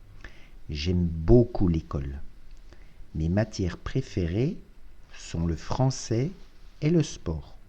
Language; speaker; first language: French; non-native, fluent; Russian